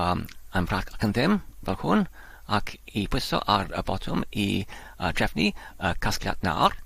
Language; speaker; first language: Welsh; non-native, learner; English